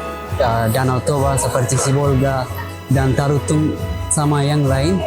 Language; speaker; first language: Indonesian; non-native, learner; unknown